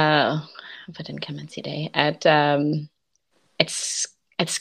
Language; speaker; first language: Danish; non-native, learner; English